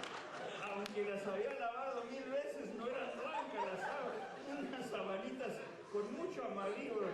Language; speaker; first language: Spanish; early bilingual, heritage; Spanish